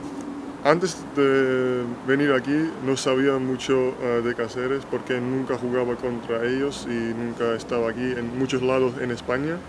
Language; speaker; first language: Spanish; non-native, fluent; Georgian